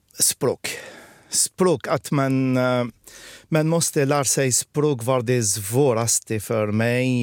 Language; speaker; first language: Swedish; non-native, fluent; Arabic